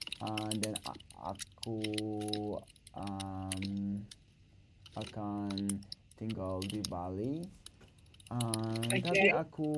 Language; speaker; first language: Indonesian; non-native, learner; English